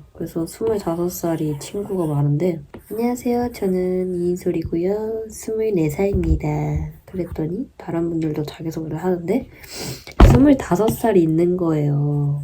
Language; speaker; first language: Korean; native; Korean